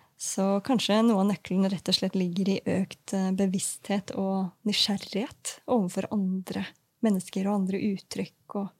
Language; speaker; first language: Norwegian; native; Norwegian